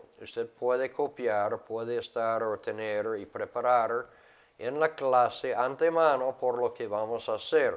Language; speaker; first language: Spanish; non-native, fluent; English